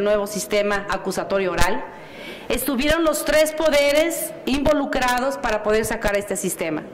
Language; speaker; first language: Spanish; native; Spanish